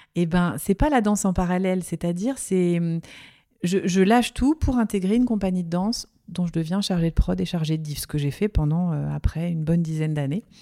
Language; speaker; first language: French; native; French